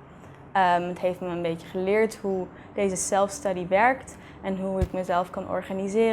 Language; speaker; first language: Dutch; early bilingual, heritage; Dutch